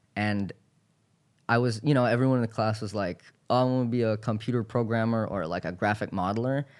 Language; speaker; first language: English; native; English